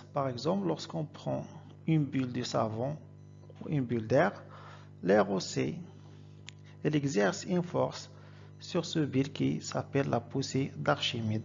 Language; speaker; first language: French; non-native, local second language; Arabic